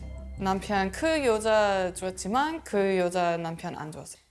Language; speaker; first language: Korean; non-native, learner; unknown